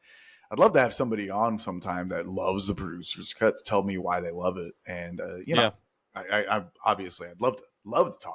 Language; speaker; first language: English; native; English